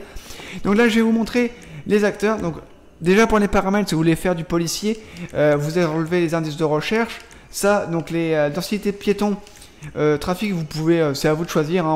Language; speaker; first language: French; native; French